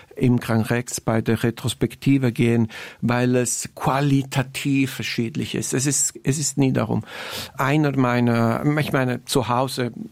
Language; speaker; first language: German; non-native, fluent; Italian